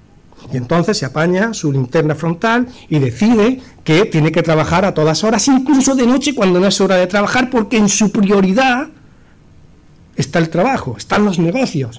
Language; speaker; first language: Spanish; native; Spanish